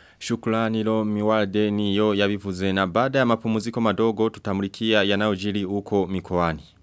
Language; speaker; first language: Swahili; non-native, local second language; Rundi